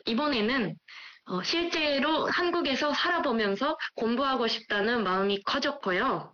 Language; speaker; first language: Korean; non-native, fluent; Japanese